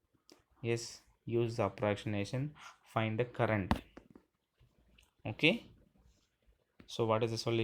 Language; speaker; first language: English; non-native, local second language; Tamil